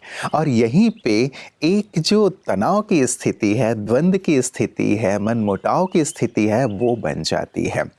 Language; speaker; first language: Hindi; native; Hindi